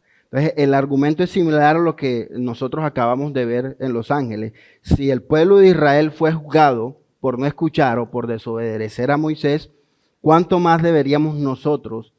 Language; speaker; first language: Spanish; native; Spanish